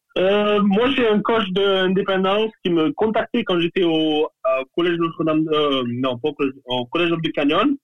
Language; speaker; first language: French; native; French